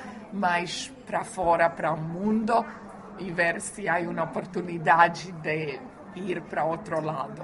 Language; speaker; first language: Portuguese; non-native, learner; Croatian